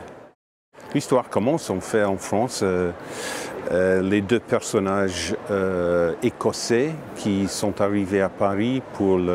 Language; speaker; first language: French; non-native, learner; English